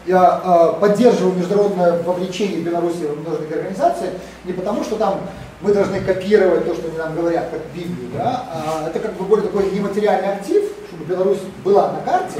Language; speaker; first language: Russian; native; Russian